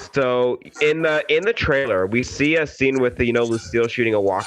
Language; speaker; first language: English; native; English